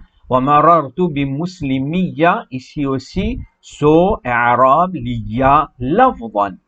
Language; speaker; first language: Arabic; non-native, fluent; Morisyen